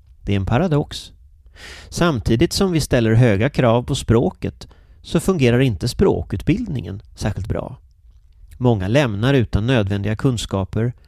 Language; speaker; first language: Swedish; native; Swedish